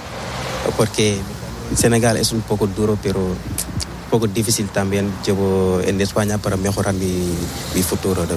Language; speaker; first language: Spanish; non-native, learner; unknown